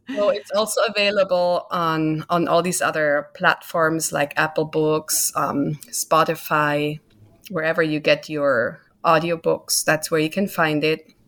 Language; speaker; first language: English; non-native, fluent; German